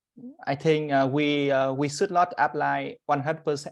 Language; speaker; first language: English; non-native, learner; Vietnamese